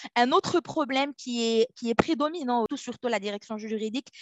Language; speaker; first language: French; non-native, local second language; Arabic